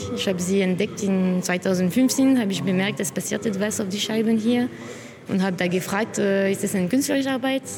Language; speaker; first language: German; non-native, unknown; French